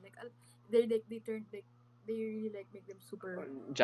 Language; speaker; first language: English; non-native, local second language; Filipino